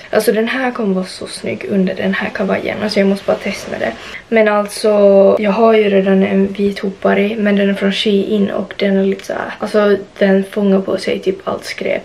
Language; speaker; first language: Swedish; native; Swedish